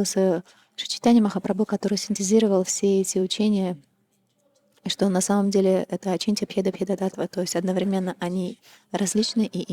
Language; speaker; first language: Russian; native; Russian